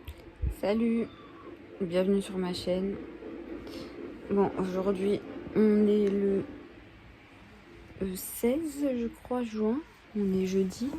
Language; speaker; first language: French; native; French